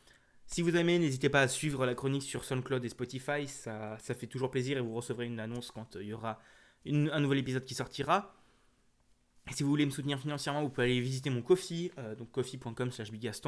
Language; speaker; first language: French; native; French